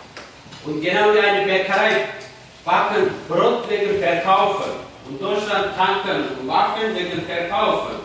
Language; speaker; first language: German; non-native, learner; Kurdish